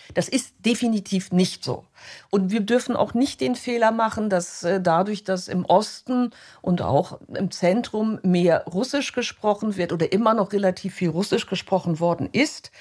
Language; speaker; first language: German; native; German